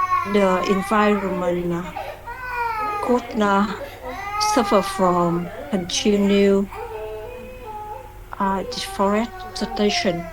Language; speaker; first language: English; non-native, learner; Vietnamese